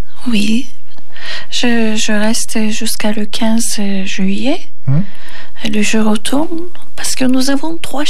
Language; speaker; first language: French; non-native, learner; Turkish